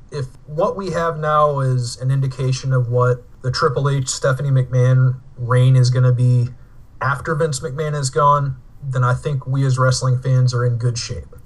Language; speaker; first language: English; native; English